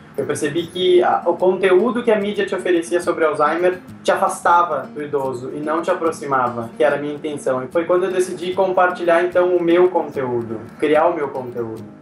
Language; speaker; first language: Portuguese; native; Portuguese